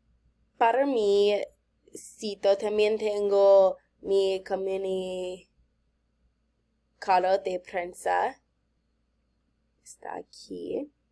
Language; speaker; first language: Spanish; non-native, learner; English